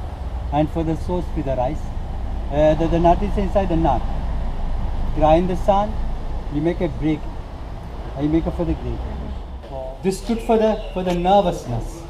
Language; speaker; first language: English; non-native, local second language; Sinhala